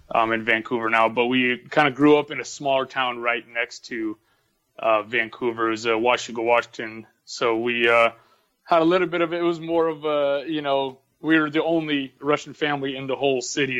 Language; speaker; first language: English; early bilingual, other home language; Russian